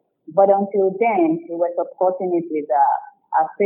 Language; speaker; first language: English; non-native, local second language; Yoruba